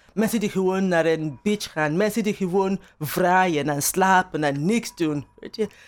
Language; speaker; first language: Dutch; non-native, fluent; Igbo